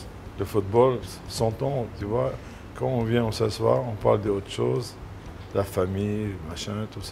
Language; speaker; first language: French; non-native, learner; Arabic